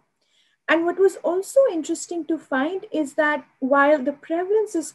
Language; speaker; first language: English; non-native, local second language; Hindi